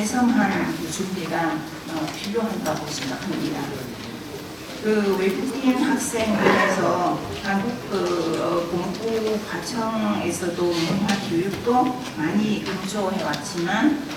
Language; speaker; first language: Korean; non-native, fluent; Vietnamese